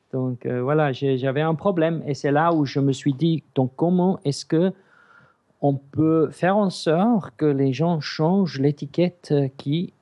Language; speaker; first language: French; non-native, fluent; Greek